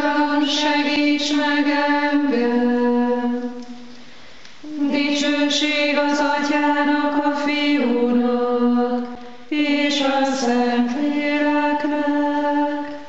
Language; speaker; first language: Hungarian; native; Hungarian